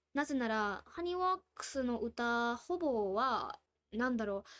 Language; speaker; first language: Japanese; non-native, fluent; Burmese